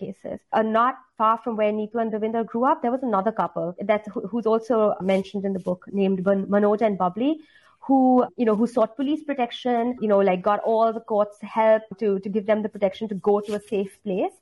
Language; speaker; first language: English; non-native, local second language; Hindi